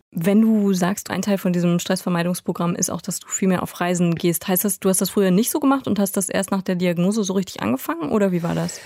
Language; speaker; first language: German; native; German